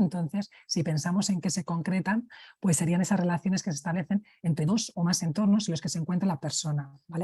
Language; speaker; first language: Spanish; native; Spanish